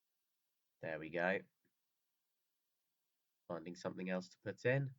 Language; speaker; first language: English; native; English